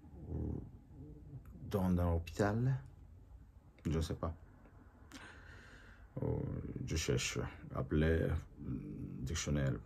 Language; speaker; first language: French; non-native, learner; Japanese